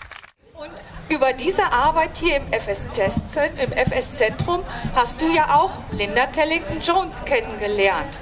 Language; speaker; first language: German; native; German